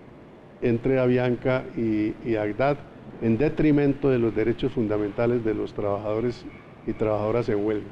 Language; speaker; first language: Spanish; native; Spanish